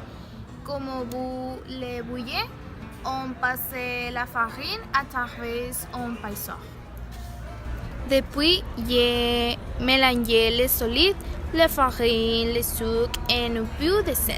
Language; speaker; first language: French; non-native, learner; Spanish